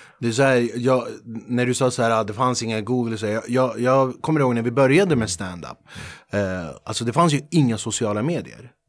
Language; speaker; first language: Swedish; early bilingual, other home language; Kurdish